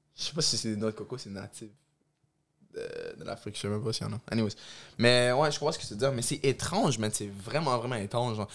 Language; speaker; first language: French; early bilingual, other home language; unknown